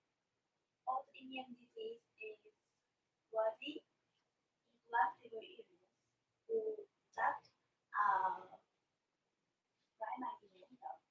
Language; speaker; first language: English; non-native, learner; Japanese